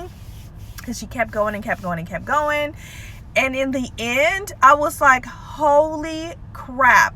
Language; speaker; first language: English; native; English